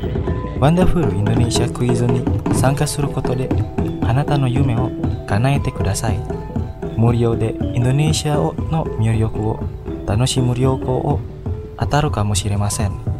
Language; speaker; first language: Japanese; non-native, fluent; Indonesian